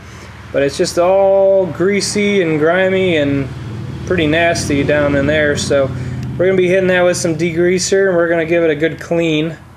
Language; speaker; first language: English; native; English